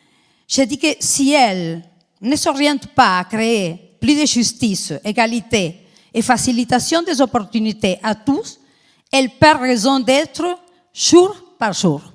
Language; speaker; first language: French; non-native, fluent; Spanish